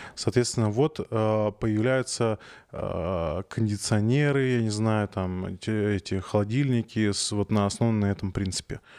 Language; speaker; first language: Russian; native; Russian